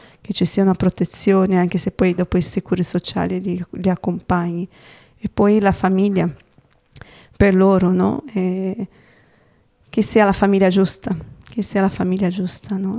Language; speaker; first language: Italian; non-native, fluent; Portuguese